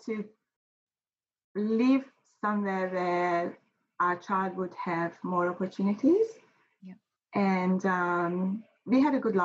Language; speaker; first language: English; non-native, fluent; Hungarian